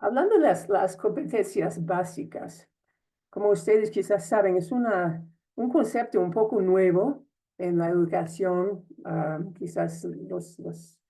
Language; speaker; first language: Spanish; non-native, fluent; English